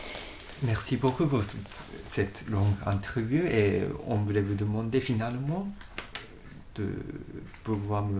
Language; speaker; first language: French; non-native, fluent; Japanese